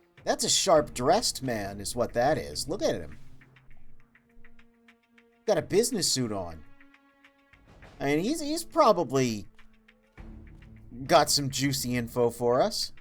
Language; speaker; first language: English; native; English